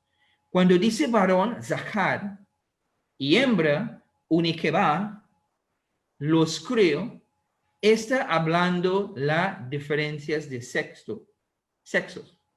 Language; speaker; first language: Spanish; non-native, learner; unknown